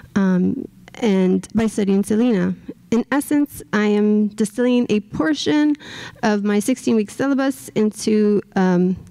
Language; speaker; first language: English; native; English